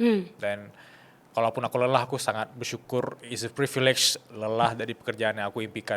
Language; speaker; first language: Indonesian; native; Indonesian